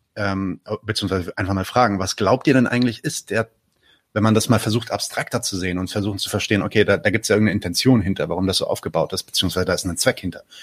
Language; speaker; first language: German; early bilingual, other home language; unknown